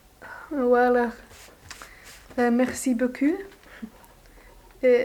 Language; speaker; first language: French; non-native, learner; English